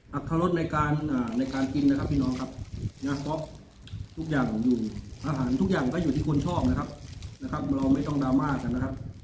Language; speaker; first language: Thai; native; Thai